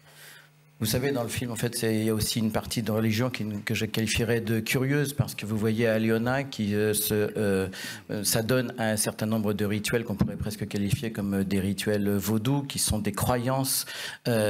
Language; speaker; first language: French; native; French